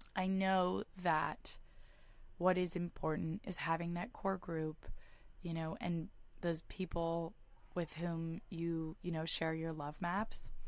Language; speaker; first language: English; native; English